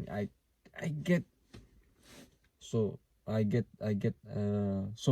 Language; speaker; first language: English; non-native, learner; Indonesian